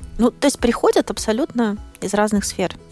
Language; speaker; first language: Russian; native; Russian